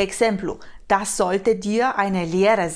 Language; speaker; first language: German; non-native, fluent; Romanian